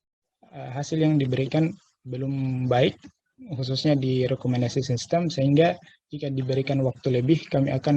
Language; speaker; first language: Indonesian; native; Indonesian